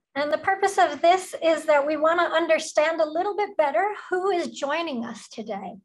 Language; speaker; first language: English; native; English